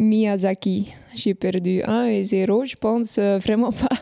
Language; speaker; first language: French; non-native, local second language; Dutch